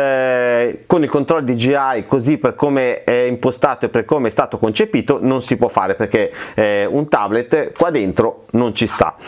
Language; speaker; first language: Italian; native; Italian